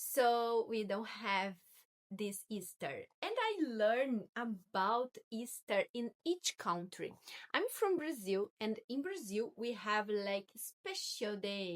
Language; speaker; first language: English; non-native, learner; Portuguese